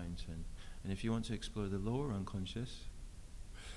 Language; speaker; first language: English; native; English